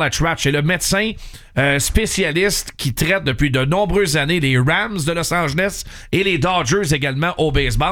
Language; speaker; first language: French; native; French